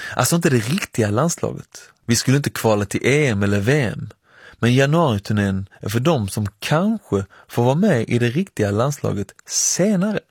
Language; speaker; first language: Swedish; early bilingual, other home language; Persian